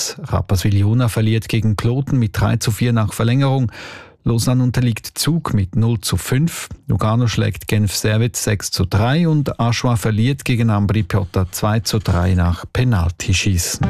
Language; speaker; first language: German; native; German